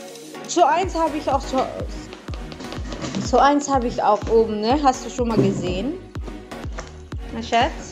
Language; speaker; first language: German; non-native, learner; Filipino